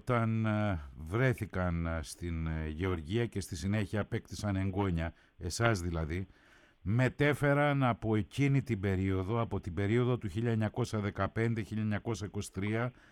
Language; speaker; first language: Greek; native; Greek